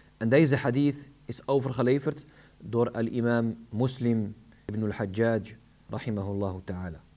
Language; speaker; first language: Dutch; early bilingual, other home language; Arabic